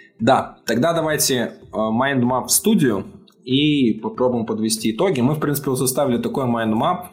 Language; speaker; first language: Russian; native; Russian